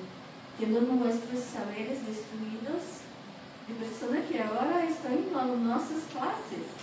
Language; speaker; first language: Spanish; non-native, fluent; Portuguese